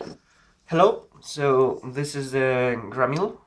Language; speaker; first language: English; non-native, learner; Spanish